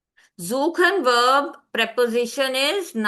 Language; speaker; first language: German; non-native, fluent; Hindi